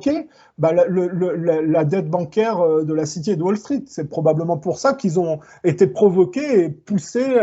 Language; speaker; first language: French; native; French